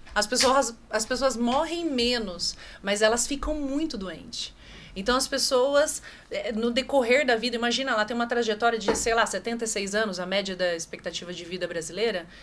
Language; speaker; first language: Portuguese; native; Portuguese